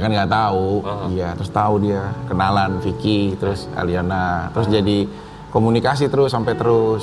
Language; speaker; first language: Indonesian; native; Indonesian